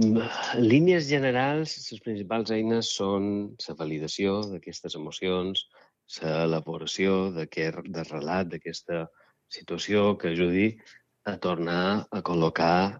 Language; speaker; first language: Catalan; native; Catalan